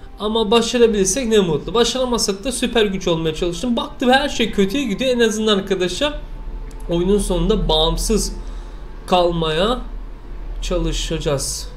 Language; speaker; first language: Turkish; early bilingual, heritage; Turkish